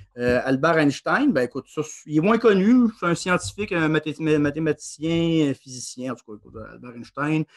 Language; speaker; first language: French; native; French